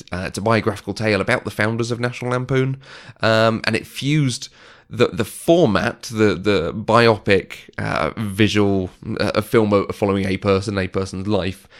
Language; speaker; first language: English; native; English